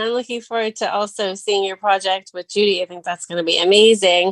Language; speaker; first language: English; native; English